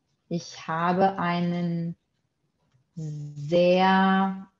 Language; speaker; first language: German; non-native, fluent; Portuguese